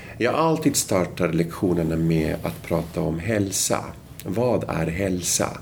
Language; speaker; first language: Swedish; non-native, fluent; Arabic